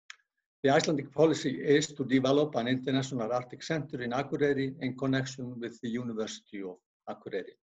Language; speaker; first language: English; non-native, fluent; Icelandic